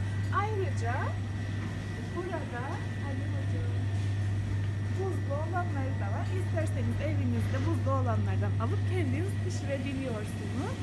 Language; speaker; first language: Turkish; native; Turkish